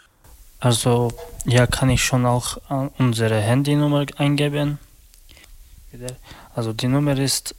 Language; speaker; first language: German; non-native, learner; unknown